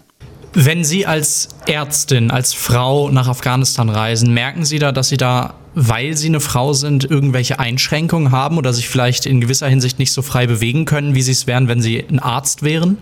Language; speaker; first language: German; native; German